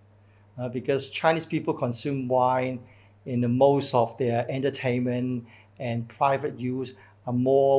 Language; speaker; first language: English; non-native, local second language; Cantonese